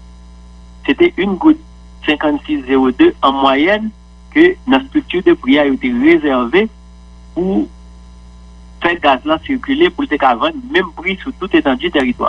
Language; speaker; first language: French; non-native, local second language; Haitian Creole